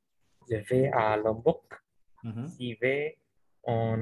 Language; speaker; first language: French; non-native, learner; Indonesian